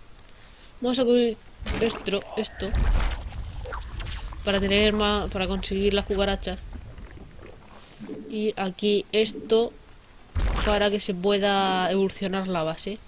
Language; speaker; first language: Spanish; native; Spanish